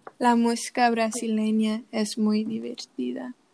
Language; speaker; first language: Spanish; non-native, learner; Portuguese